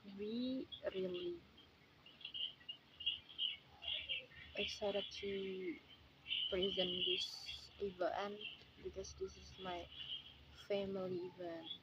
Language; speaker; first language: English; non-native, learner; Indonesian